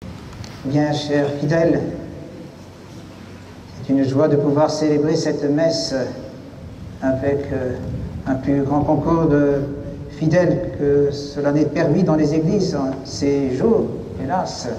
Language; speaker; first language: French; native; French